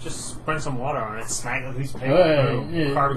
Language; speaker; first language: English; native; English